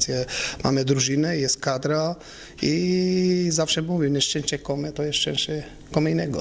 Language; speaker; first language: Polish; non-native, learner; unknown